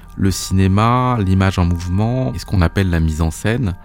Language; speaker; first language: French; native; French